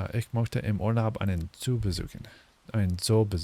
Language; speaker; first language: German; non-native, learner; English